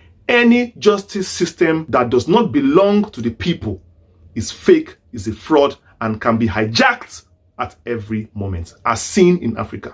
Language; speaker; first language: English; non-native, local second language; Igbo